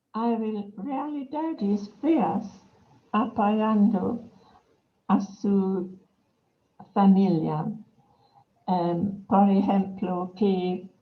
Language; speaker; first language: Spanish; non-native, fluent; English